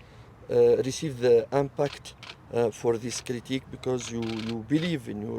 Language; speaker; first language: English; non-native, learner; French